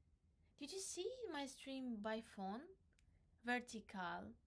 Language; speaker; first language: English; non-native, learner; Crimean Tatar